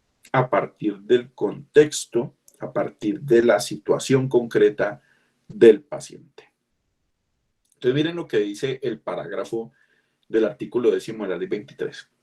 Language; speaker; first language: Spanish; native; Spanish